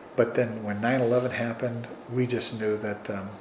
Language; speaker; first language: English; native; English